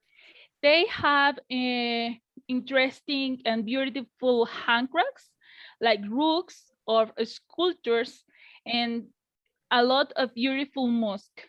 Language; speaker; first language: English; non-native, learner; Spanish